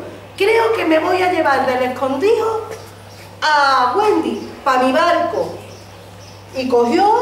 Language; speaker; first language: Spanish; native; Spanish